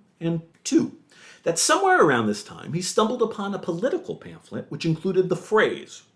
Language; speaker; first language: English; native; English